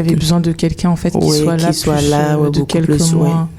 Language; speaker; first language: French; native; French